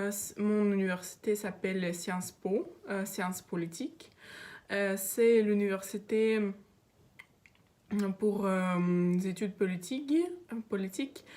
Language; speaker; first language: French; non-native, learner; Russian